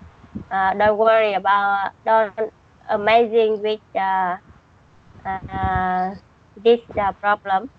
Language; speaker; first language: English; non-native, learner; Vietnamese